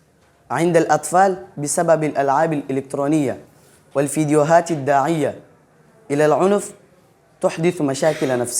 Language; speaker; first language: Arabic; non-native, learner; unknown